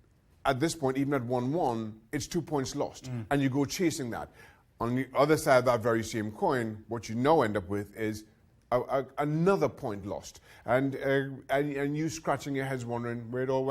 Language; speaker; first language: English; native; English